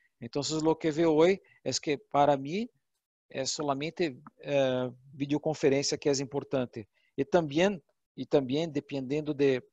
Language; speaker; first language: Portuguese; non-native, learner; Spanish